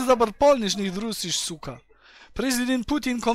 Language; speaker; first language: German; native; German